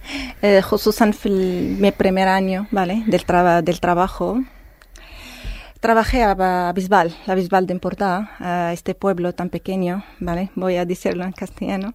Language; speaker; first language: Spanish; non-native, fluent; Arabic